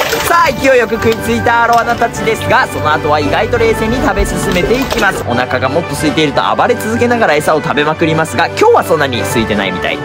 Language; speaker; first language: Japanese; native; Japanese